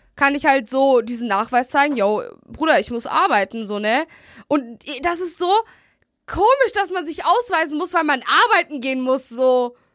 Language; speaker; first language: German; native; German